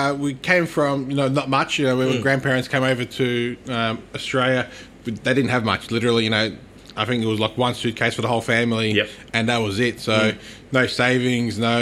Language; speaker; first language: English; non-native, local second language; Turkish